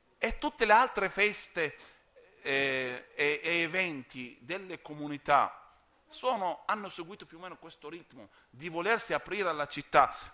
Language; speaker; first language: Italian; non-native, fluent; Arabic